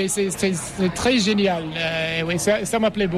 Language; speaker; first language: French; non-native, learner; English